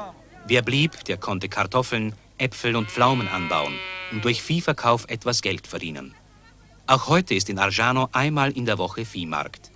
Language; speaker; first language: German; native; German